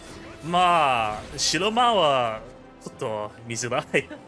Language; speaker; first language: Japanese; non-native, learner; English